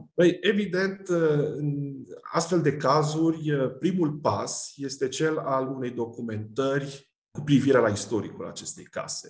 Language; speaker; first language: Romanian; native; Romanian